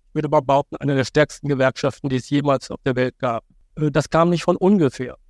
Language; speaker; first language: German; native; German